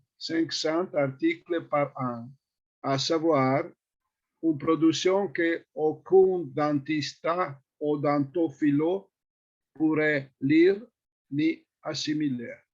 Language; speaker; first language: French; non-native, fluent; Italian